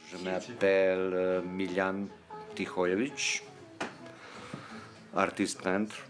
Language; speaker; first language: French; non-native, fluent; Serbian